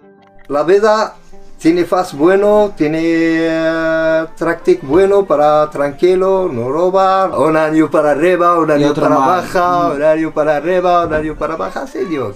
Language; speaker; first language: Spanish; non-native, learner; Arabic